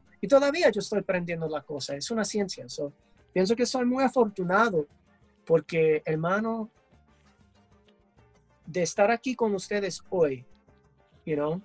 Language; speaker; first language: Spanish; early bilingual, heritage; English